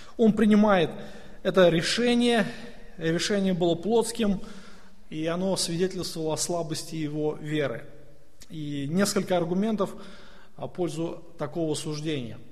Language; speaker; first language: Russian; native; Russian